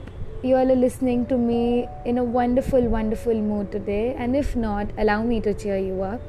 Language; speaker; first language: English; non-native, local second language; Hindi